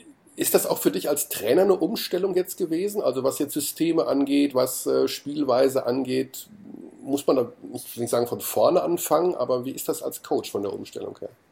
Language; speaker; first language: German; native; German